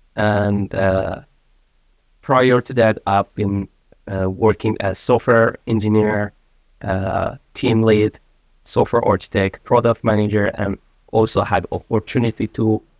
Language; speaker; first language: English; non-native, fluent; Persian